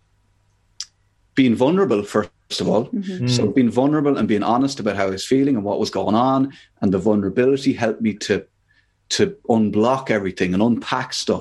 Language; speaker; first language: English; native; English